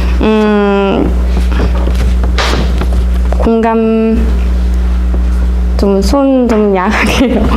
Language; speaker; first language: Korean; non-native, learner; Chinese